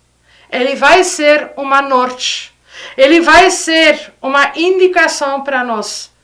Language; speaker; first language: Portuguese; non-native, fluent; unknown